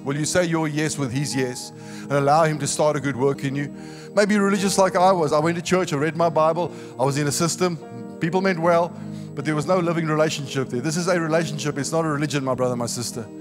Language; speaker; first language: English; native; English